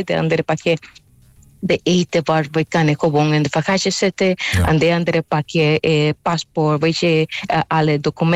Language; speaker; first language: Dutch; non-native, fluent; Spanish